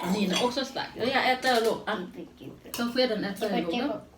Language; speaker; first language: Swedish; non-native, learner; Thai